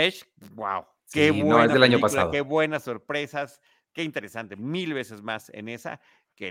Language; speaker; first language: Spanish; native; Spanish